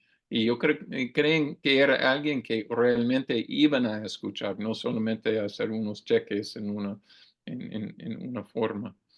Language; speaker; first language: Spanish; non-native, learner; English